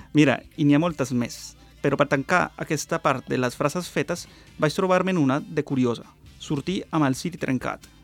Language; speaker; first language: Catalan; non-native, learner; Spanish